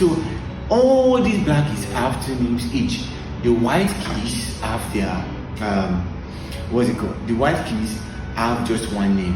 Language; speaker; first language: English; non-native, local second language; Yoruba